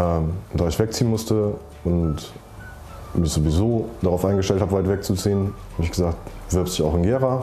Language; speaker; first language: German; native; German